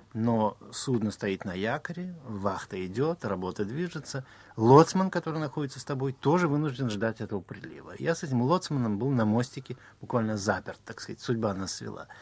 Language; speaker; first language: Russian; native; Russian